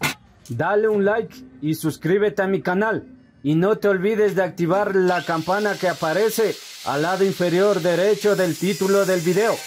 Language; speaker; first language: Spanish; native; Spanish